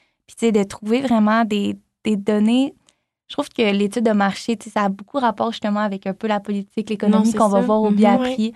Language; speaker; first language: French; native; French